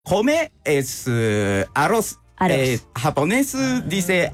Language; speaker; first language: Spanish; non-native, learner; Japanese